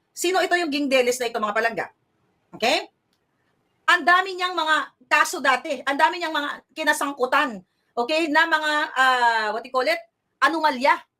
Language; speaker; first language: Filipino; non-native, local second language; Hiligaynon